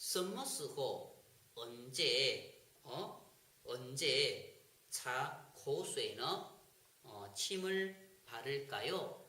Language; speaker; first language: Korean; non-native, fluent; Chinese